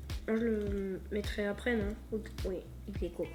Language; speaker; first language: French; native; French